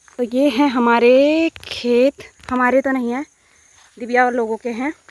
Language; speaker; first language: Hindi; non-native, local second language; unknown